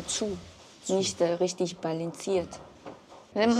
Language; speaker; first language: German; non-native, learner; Chinese